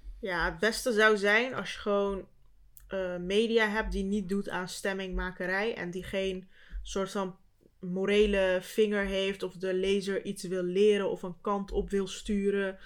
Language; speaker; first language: Dutch; early bilingual, other home language; Turkish